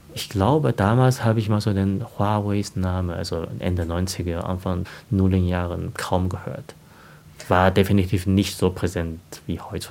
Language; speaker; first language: German; non-native, fluent; Chinese